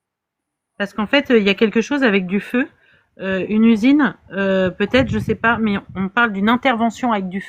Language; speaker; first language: French; native; French